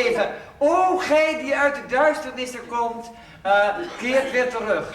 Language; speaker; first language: Dutch; native; Dutch